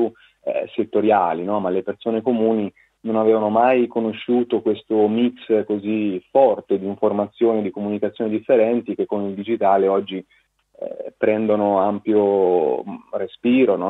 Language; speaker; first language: Italian; native; Italian